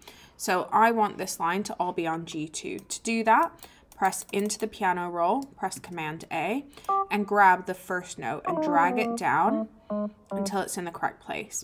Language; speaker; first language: English; native; English